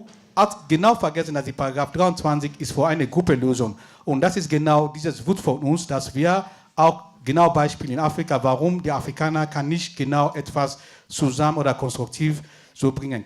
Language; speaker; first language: German; non-native, fluent; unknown